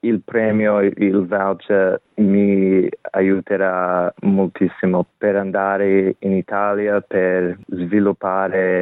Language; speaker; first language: Italian; non-native, fluent; English